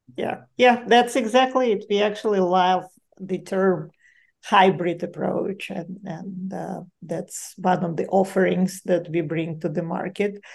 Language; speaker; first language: English; non-native, fluent; Ukrainian